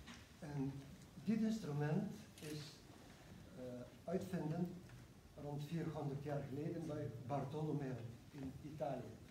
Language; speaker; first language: Dutch; non-native, learner; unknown